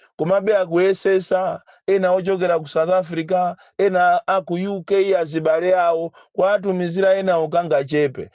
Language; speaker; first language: Nyanja; native; Nyanja